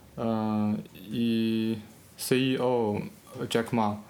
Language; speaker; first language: Ukrainian; non-native, learner; Chinese